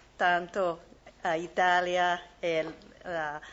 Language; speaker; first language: Italian; non-native, learner; English